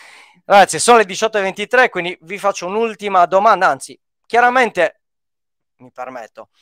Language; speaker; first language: Italian; native; Italian